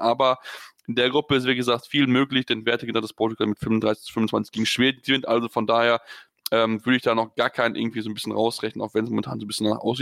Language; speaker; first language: German; native; German